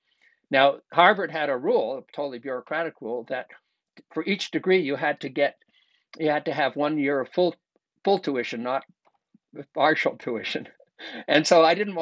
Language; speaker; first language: English; native; English